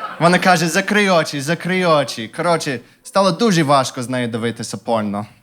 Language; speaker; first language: Ukrainian; non-native, fluent; English